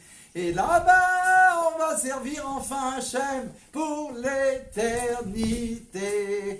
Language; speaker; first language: French; native; French